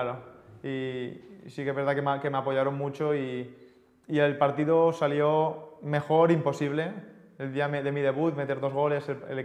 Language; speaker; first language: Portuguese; non-native, learner; Spanish